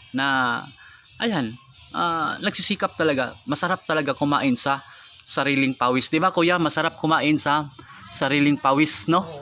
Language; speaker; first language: Filipino; non-native, local second language; Cebuano